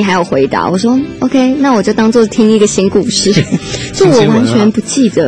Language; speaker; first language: Chinese; native; Chinese